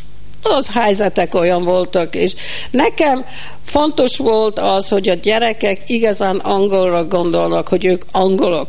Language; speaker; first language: Hungarian; early bilingual, heritage; Hungarian